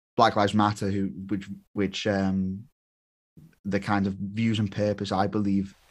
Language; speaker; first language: English; native; English